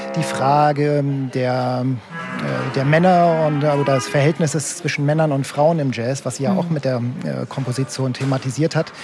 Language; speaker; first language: German; native; German